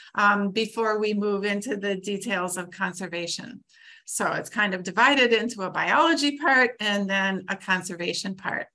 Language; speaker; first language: English; native; English